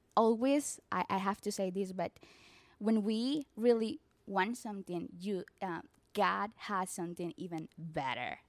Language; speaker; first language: English; non-native, learner; Spanish